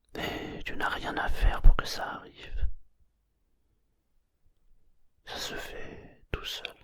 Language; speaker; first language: French; native; French